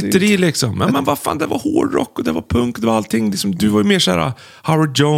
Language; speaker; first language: Swedish; native; Swedish